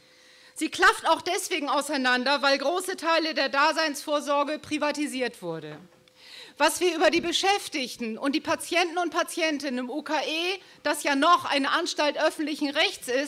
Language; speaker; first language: German; native; German